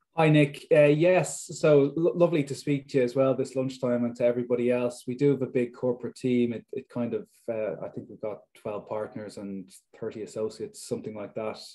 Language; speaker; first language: English; native; English